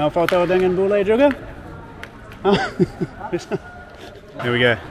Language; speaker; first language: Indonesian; non-native, learner; English